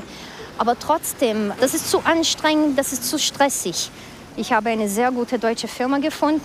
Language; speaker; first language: German; non-native, fluent; Portuguese